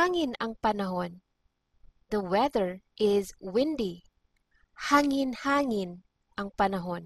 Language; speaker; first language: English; non-native, local second language; Cebuano